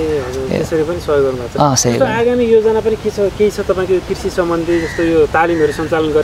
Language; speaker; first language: Nepali; native; Nepali